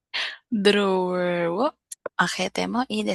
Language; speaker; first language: Japanese; non-native, learner; Filipino